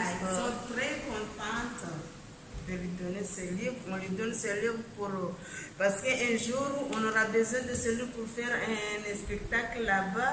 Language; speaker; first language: French; non-native, learner; Comorian